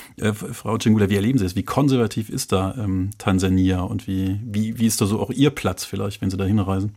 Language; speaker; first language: German; native; German